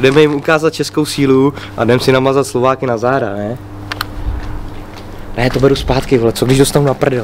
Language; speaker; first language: Czech; native; Czech